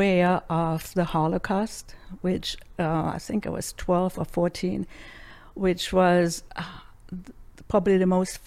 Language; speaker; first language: English; non-native, fluent; German